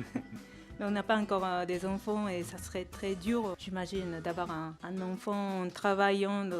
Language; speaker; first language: French; non-native, fluent; Japanese